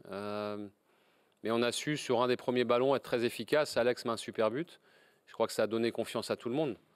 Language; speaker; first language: French; native; French